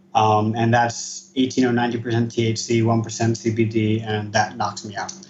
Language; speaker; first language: English; native; English